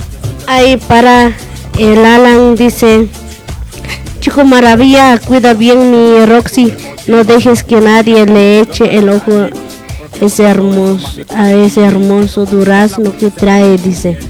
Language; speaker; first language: Spanish; native; Spanish